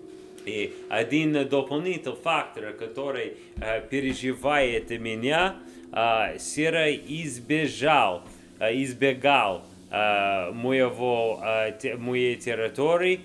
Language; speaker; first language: Russian; non-native, learner; English